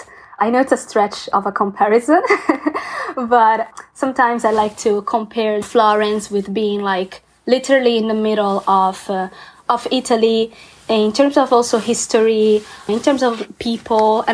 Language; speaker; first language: English; non-native, fluent; Italian